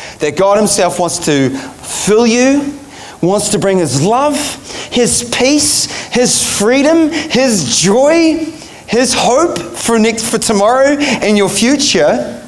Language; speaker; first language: English; native; English